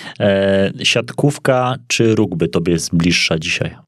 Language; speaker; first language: Polish; native; Polish